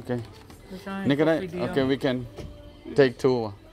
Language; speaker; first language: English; non-native, local second language; Cebuano